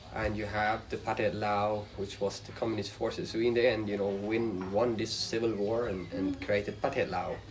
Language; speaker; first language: English; non-native, fluent; Swedish